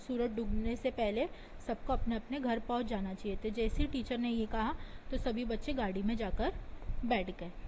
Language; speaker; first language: Hindi; non-native, local second language; Marathi